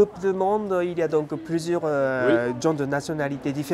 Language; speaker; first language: French; non-native, fluent; Japanese